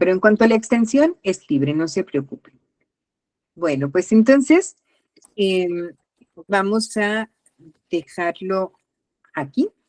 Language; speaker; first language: Spanish; native; Spanish